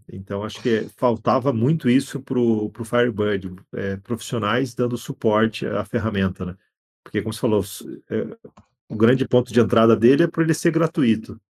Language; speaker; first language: Portuguese; native; Portuguese